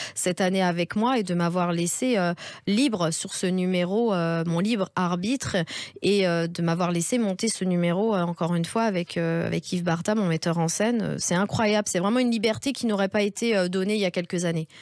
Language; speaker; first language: French; native; French